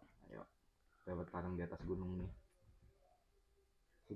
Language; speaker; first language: Indonesian; native; Indonesian